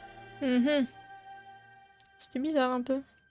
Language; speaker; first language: French; native; French